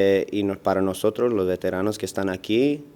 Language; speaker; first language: Spanish; early bilingual, heritage; Spanish